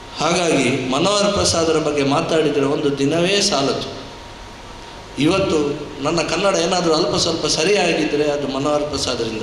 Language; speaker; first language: Kannada; non-native, local second language; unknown